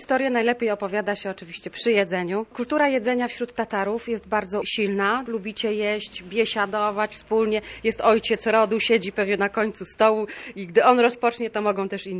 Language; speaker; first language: Polish; native; Polish